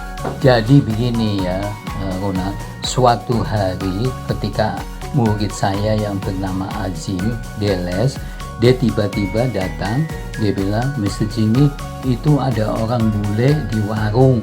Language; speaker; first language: Indonesian; non-native, local second language; Dutch